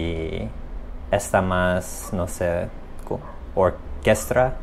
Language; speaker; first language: Spanish; non-native, learner; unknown